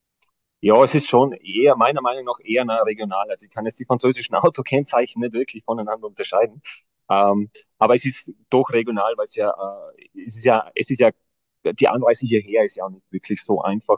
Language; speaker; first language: German; native; German